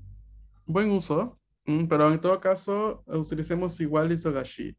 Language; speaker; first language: Spanish; native; Spanish